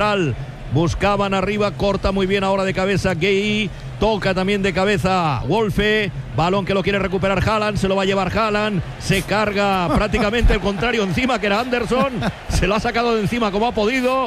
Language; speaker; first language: Spanish; native; Spanish